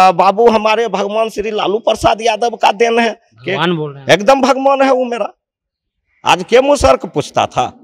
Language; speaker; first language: Hindi; native; Hindi